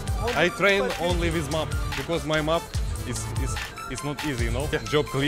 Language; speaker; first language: English; non-native, learner; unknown